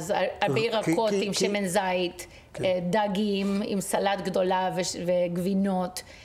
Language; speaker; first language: Hebrew; non-native, fluent; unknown